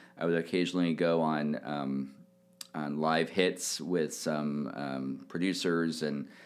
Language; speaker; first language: English; native; English